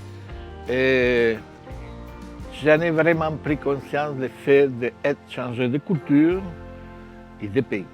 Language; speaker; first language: French; non-native, fluent; Spanish